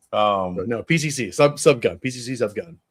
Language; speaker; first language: English; native; English